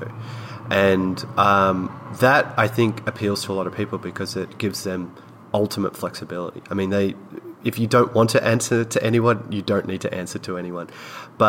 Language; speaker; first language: English; native; English